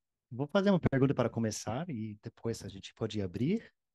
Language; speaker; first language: Portuguese; non-native, fluent; English